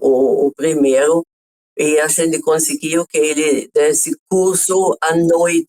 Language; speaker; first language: Portuguese; non-native, fluent; German